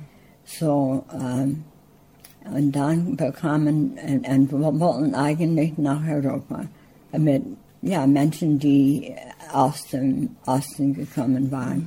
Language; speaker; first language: German; early bilingual, heritage; English